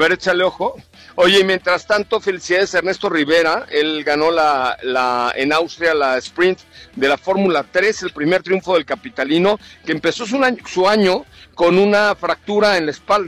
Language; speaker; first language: Spanish; native; Spanish